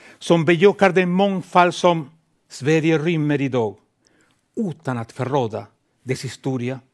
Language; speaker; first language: Swedish; non-native, fluent; Spanish